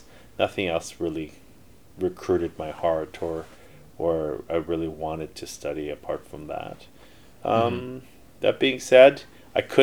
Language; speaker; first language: English; early bilingual, other home language; Korean